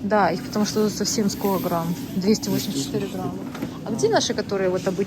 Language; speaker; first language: Russian; native; Russian